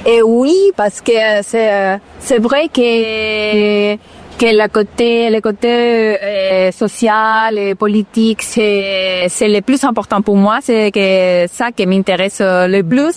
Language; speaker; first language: French; non-native, fluent; Spanish